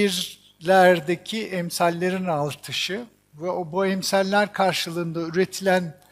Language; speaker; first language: Turkish; native; Turkish